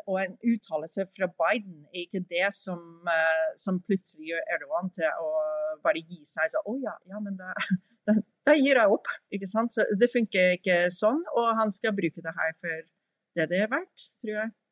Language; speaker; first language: Norwegian; early bilingual, heritage; English